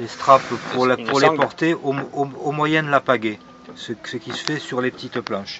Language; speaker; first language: French; native; French